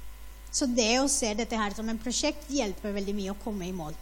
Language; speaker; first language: Norwegian; non-native, fluent; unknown